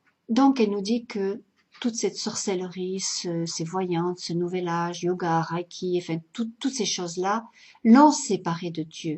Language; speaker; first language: French; native; French